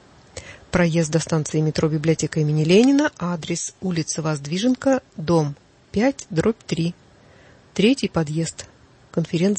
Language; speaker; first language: Russian; native; Russian